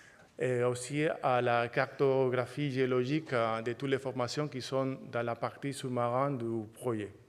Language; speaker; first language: French; non-native, fluent; Spanish